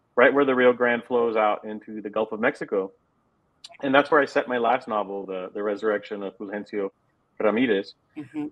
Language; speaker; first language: English; native; English